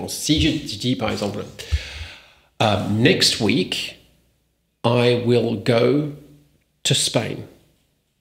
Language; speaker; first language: French; non-native, fluent; English